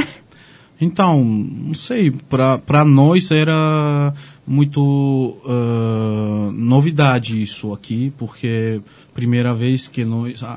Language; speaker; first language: Portuguese; non-native, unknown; Georgian